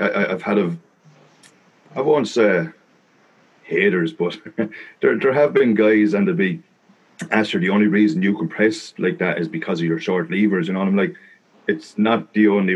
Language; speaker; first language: English; native; English